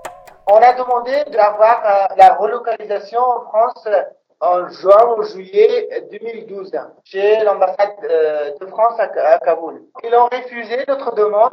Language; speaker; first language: French; non-native, local second language; Persian